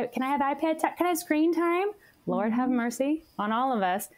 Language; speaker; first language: English; native; English